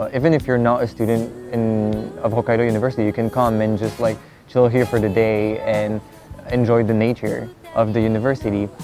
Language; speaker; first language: English; non-native, fluent; French